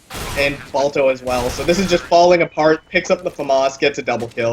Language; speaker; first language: English; native; English